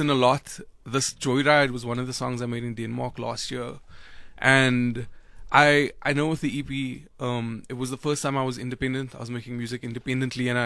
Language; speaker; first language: English; native; English